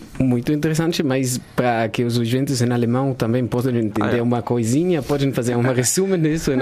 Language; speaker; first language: Portuguese; non-native, fluent; German